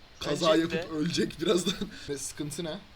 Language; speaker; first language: Turkish; native; Turkish